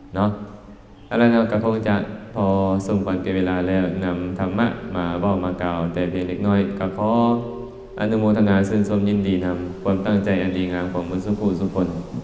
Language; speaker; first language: Thai; non-native, local second language; Northeastern Thai